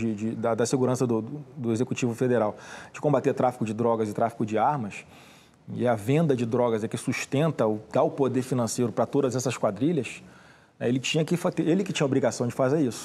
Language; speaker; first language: Portuguese; native; Portuguese